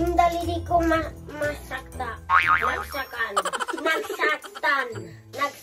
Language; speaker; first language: Filipino; early bilingual, heritage; Filipino